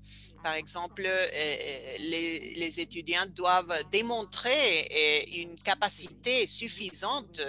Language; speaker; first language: French; non-native, fluent; Spanish